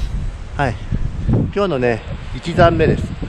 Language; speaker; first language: Japanese; native; Japanese